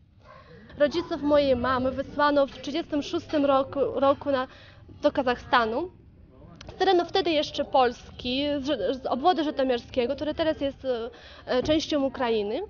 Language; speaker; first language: Polish; early bilingual, heritage; Polish